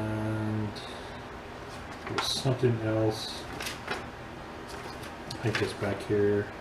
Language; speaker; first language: English; native; English